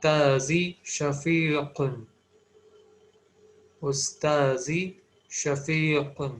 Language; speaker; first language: Arabic; non-native, fluent; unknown